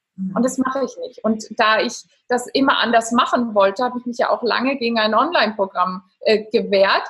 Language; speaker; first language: German; non-native, fluent; Italian